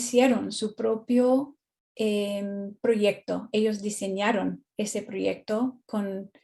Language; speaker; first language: Spanish; non-native, fluent; English